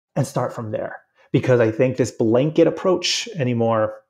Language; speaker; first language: English; native; English